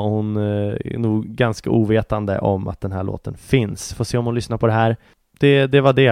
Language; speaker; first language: Swedish; native; Swedish